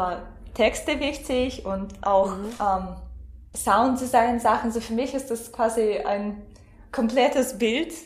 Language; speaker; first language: German; non-native, fluent; Russian